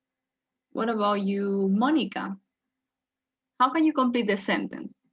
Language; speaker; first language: English; non-native, fluent; Spanish